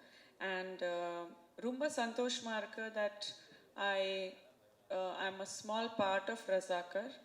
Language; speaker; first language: Tamil; non-native, fluent; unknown